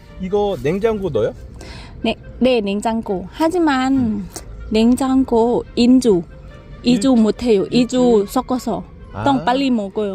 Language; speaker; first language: Korean; non-native, learner; Thai